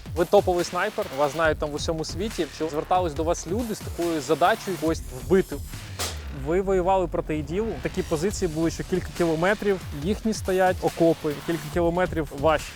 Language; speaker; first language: Ukrainian; native; Ukrainian